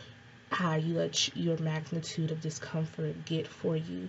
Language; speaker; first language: English; native; English